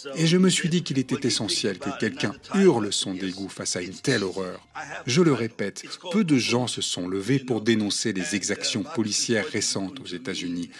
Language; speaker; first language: French; non-native, fluent; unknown